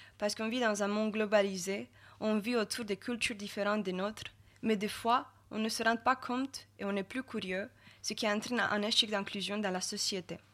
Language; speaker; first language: French; non-native, fluent; Romanian